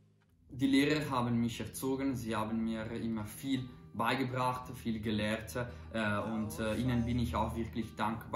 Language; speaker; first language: German; non-native, fluent; Italian